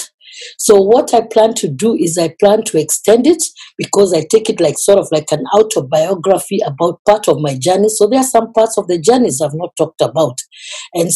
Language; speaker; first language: English; non-native, local second language; Kikuyu